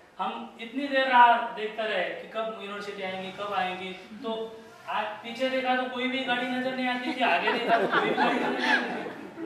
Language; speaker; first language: Hindi; non-native, local second language; Marathi